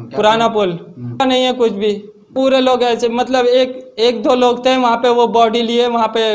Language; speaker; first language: Hindi; native; Hindi